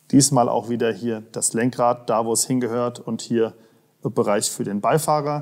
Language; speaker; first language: German; native; German